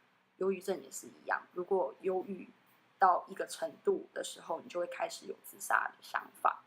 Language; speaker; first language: Chinese; native; Chinese